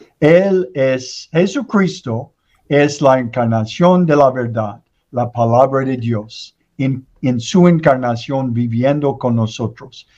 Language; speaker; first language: Spanish; non-native, learner; English